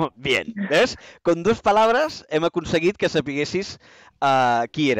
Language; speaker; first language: Spanish; non-native, local second language; Catalan